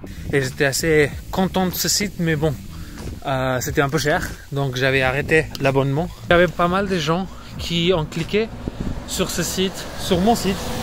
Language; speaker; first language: French; non-native, fluent; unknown